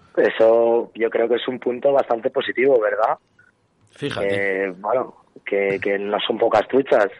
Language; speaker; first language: Spanish; native; Spanish